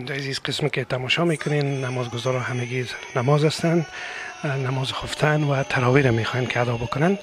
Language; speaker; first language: Persian; native; Persian